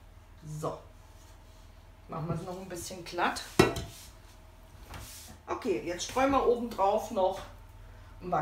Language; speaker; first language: German; native; German